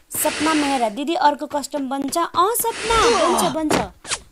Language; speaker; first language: Hindi; non-native, local second language; Nepali